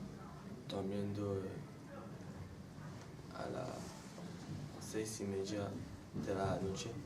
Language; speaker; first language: Spanish; non-native, learner; French